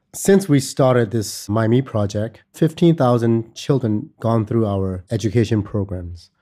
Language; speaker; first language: English; non-native, fluent; Burmese